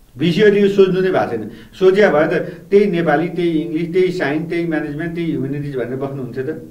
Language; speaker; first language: Nepali; native; Nepali